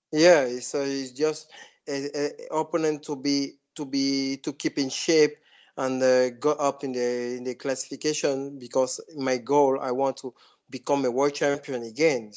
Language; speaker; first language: English; non-native, fluent; French